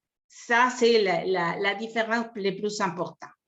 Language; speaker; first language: French; non-native, fluent; Spanish